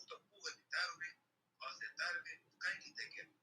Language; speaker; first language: Finnish; non-native, learner; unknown